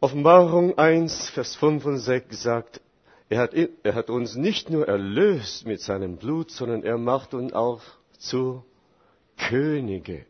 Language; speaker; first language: German; non-native, fluent; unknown